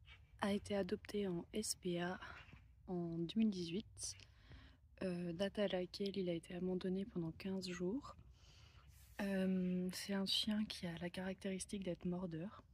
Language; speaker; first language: French; native; French